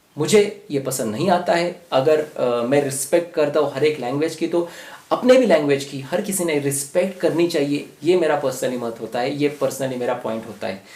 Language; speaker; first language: Hindi; non-native, local second language; Marathi